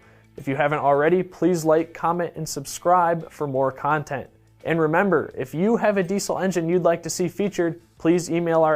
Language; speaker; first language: English; native; English